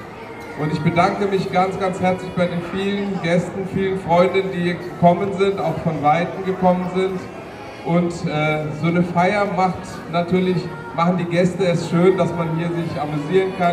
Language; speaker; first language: German; non-native, fluent; Bangla